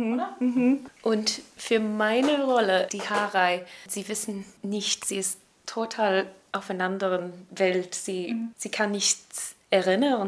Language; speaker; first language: German; non-native, learner; English